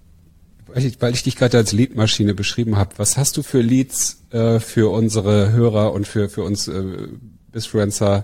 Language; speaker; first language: German; native; German